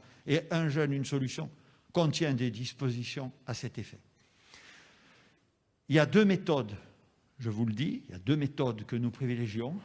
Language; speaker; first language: French; native; French